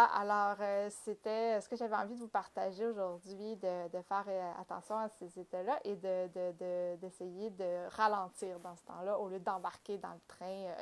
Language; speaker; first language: French; native; French